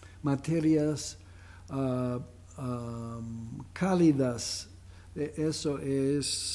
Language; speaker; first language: Spanish; non-native, fluent; English